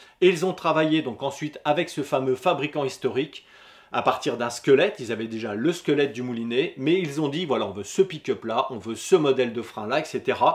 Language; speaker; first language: French; native; French